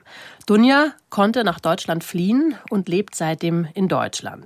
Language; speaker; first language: German; native; German